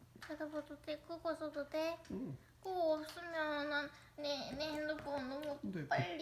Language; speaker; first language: Korean; non-native, learner; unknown